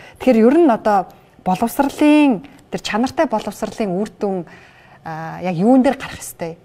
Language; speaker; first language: Mongolian; native; Mongolian